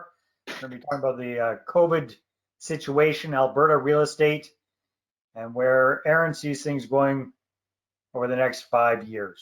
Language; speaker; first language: English; native; English